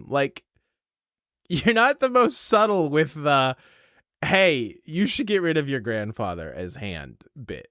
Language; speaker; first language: English; native; English